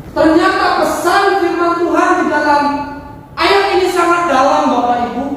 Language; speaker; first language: Indonesian; non-native, local second language; Javanese